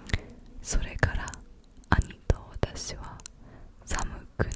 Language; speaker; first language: Japanese; non-native, learner; English